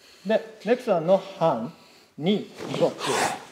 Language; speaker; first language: English; non-native, learner; Japanese